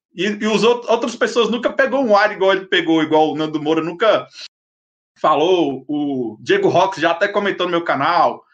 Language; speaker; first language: Portuguese; native; Portuguese